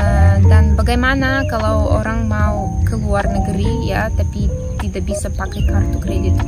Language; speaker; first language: Indonesian; non-native, fluent; Russian